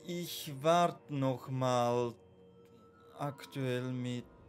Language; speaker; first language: German; native; German